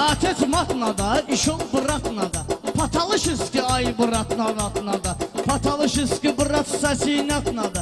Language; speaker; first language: Russian; non-native, learner; Talysh